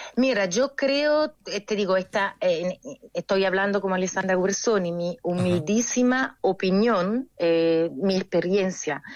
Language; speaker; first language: Spanish; non-native, fluent; Italian